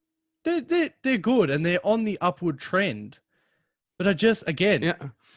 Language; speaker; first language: English; native; English